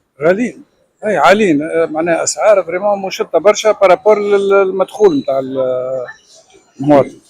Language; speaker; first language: Arabic; native; Arabic